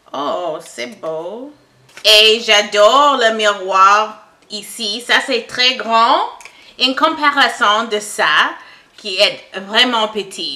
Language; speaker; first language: French; non-native, local second language; English